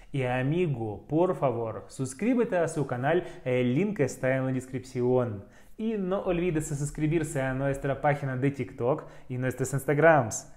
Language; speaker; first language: Spanish; non-native, learner; Russian